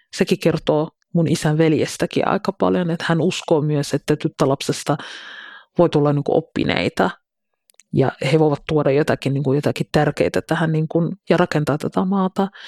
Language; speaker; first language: Finnish; early bilingual, other home language; Somali